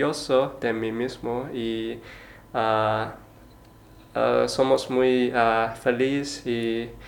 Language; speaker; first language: Spanish; non-native, learner; Chinese